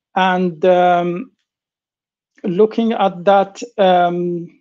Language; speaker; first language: English; non-native, fluent; Arabic